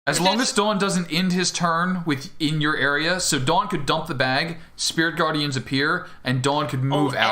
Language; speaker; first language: English; native; English